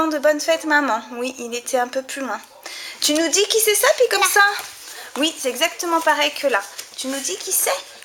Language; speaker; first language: French; native; French